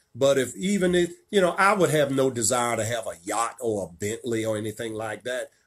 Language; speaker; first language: English; native; English